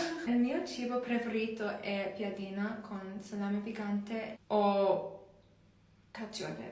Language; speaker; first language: Italian; non-native, learner; English